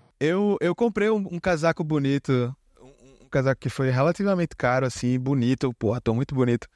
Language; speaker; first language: Portuguese; native; Portuguese